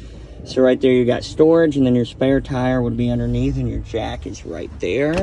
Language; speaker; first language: English; native; English